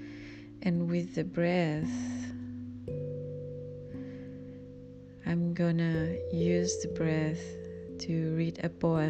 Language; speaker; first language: English; non-native, fluent; Spanish